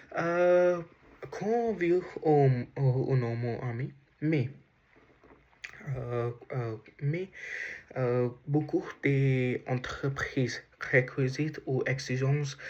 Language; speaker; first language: French; non-native, learner; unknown